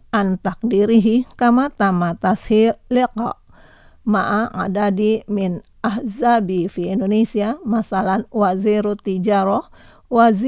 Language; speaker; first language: Arabic; non-native, fluent; Indonesian